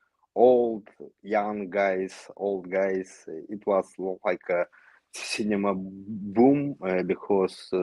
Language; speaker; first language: English; non-native, learner; Yakut